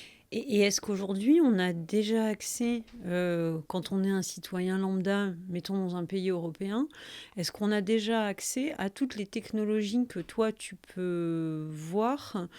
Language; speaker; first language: French; native; French